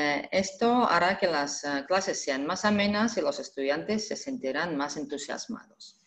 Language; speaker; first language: Spanish; non-native, fluent; Russian